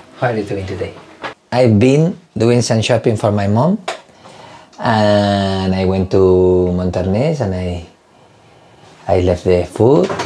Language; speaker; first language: English; non-native, fluent; Spanish